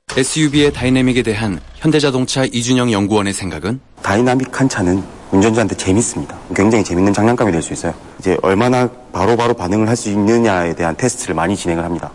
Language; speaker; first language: Korean; native; Korean